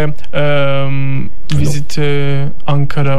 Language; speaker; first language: French; non-native, learner; Turkish